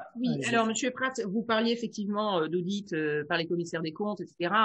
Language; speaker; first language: French; native; French